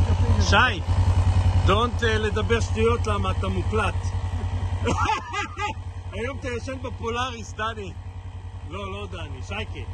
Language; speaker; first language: Hebrew; native; Hebrew